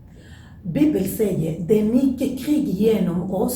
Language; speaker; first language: Swedish; non-native, learner; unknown